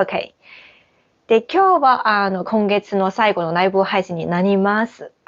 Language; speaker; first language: Japanese; non-native, fluent; Chinese